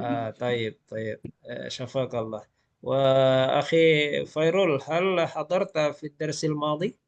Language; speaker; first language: Arabic; non-native, fluent; Malay